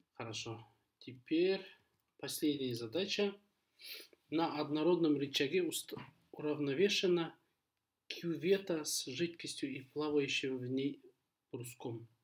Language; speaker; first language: Russian; non-native, local second language; Kazakh